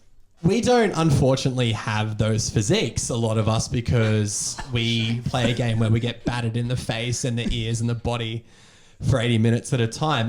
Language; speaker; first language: English; native; English